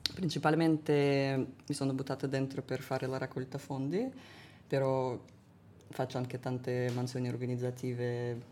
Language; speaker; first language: Italian; non-native, fluent; Russian